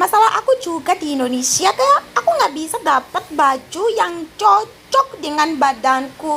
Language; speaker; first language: Indonesian; non-native, learner; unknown